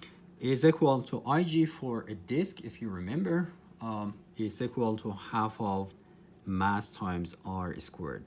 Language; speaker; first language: English; non-native, fluent; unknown